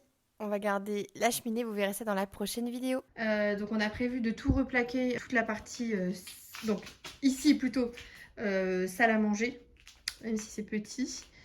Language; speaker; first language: French; native; French